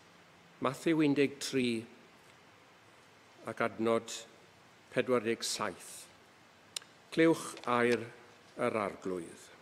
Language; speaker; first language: Welsh; native; Welsh